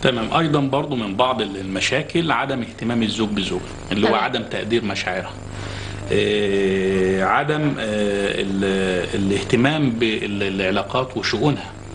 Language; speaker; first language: Arabic; native; Arabic